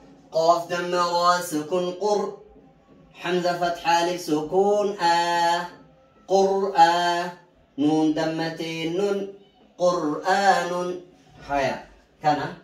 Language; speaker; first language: Arabic; non-native, fluent; Oromo